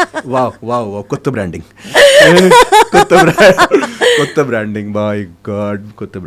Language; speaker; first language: Telugu; non-native, fluent; Hindi